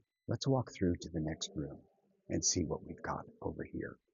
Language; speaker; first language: English; native; English